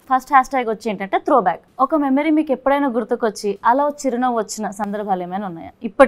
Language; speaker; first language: Telugu; native; Telugu